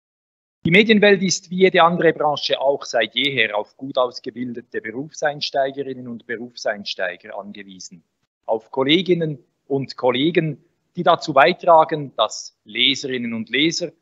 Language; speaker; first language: German; native; German